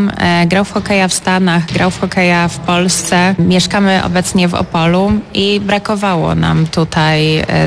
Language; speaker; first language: Polish; native; Polish